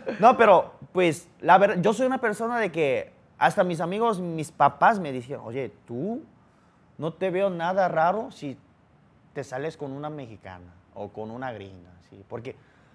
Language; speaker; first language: Spanish; early bilingual, other home language; Korean